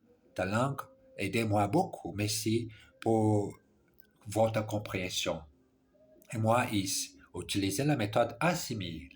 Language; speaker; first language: French; non-native, learner; English